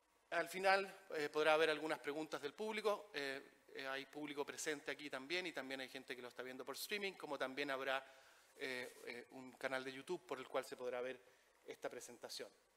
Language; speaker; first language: Spanish; native; Spanish